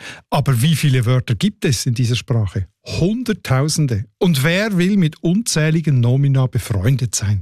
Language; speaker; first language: German; native; German